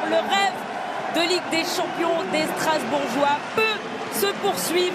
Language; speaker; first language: French; native; French